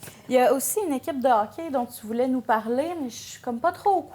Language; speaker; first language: French; native; French